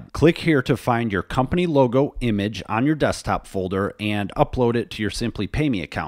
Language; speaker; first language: English; native; English